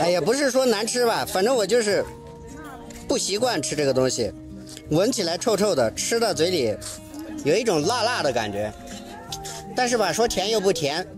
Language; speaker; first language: Chinese; non-native, fluent; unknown